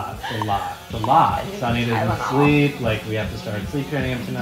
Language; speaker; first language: English; native; English